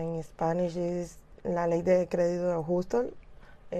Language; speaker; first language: English; non-native, learner; Spanish